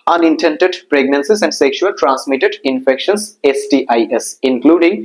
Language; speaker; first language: English; non-native, local second language; Bangla